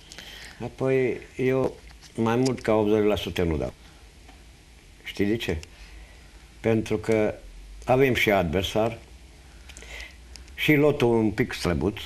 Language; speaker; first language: Romanian; non-native, local second language; Hungarian